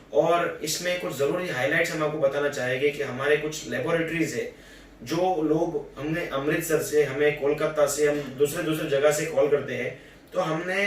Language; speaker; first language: Hindi; native; Hindi